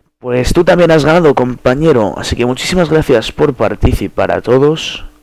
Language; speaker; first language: Spanish; early bilingual, other home language; Polish